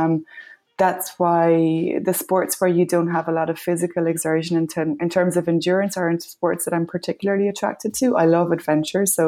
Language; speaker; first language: English; native; English